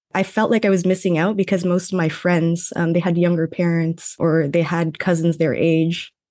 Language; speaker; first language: English; non-native, fluent; Filipino